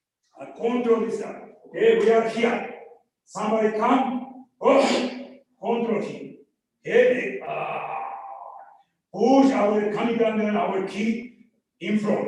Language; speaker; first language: English; non-native, learner; Spanish